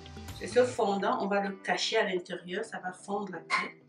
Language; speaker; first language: French; native; French